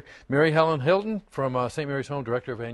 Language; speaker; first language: English; native; English